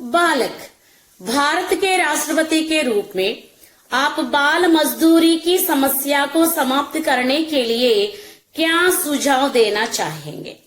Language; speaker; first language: Hindi; non-native, local second language; Telugu